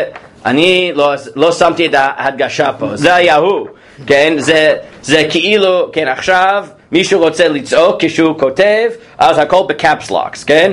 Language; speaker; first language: Hebrew; non-native, fluent; English